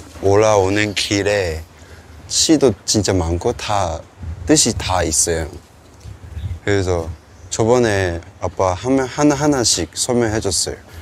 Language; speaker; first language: Korean; non-native, learner; Cantonese